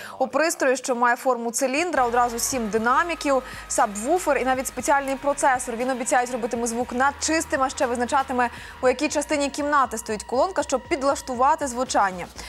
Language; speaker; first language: Ukrainian; native; Ukrainian